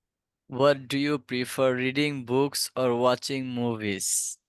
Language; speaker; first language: English; non-native, fluent; Bangla